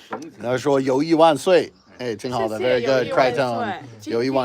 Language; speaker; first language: Chinese; non-native, fluent; English